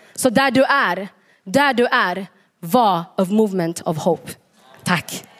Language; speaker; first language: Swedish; early bilingual, other home language; Tigrinya